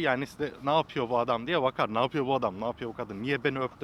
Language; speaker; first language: Turkish; native; Turkish